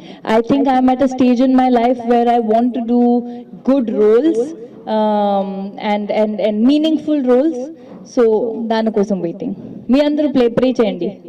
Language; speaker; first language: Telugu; non-native, local second language; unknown